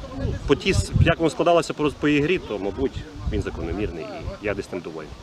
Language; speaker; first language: Ukrainian; native; Ukrainian